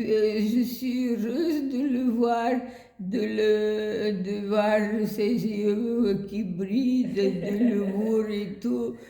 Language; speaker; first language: French; non-native, fluent; Bulgarian